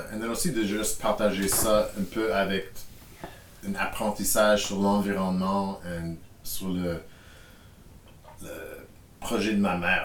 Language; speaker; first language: French; non-native, fluent; English